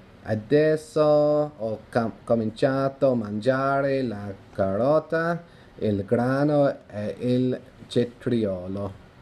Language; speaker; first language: Italian; non-native, learner; English